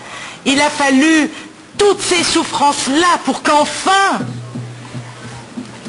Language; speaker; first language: French; native; French